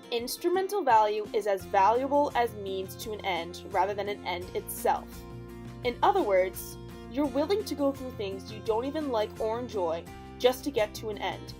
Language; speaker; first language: English; native; English